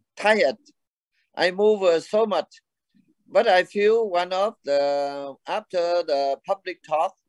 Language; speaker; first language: English; non-native, learner; Vietnamese